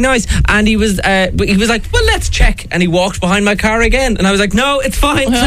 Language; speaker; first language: English; native; English